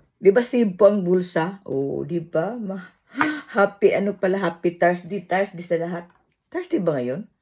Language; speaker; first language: Filipino; non-native, local second language; Cebuano